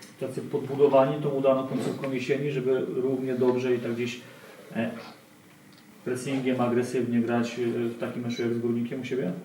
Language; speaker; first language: Polish; native; Polish